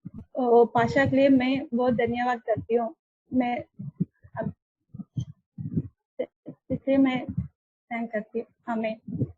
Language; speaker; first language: Hindi; non-native, local second language; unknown